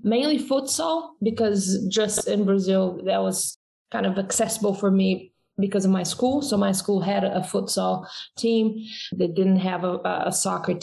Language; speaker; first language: English; non-native, fluent; Portuguese